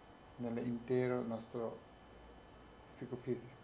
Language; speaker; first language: Italian; non-native, learner; Tibetan